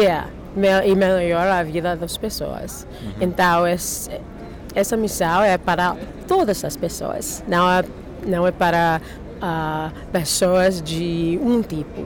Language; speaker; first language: Portuguese; non-native, learner; English